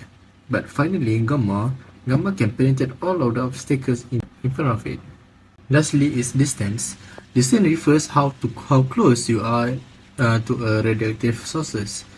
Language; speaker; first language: English; non-native, learner; Malay